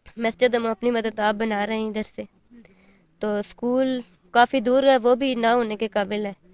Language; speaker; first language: Urdu; non-native, local second language; Pahari-Potwari